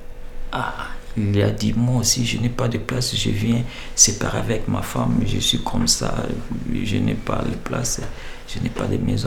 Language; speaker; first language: French; non-native, local second language; Lingala